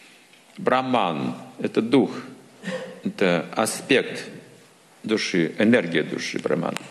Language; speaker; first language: Russian; native; Russian